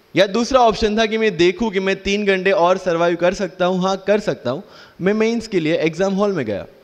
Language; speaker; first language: Hindi; non-native, local second language; Gujarati